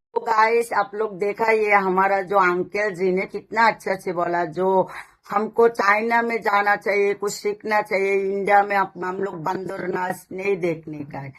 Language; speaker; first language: Hindi; non-native, local second language; Bangla